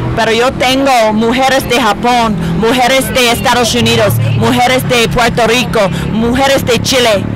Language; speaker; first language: Spanish; non-native, learner; English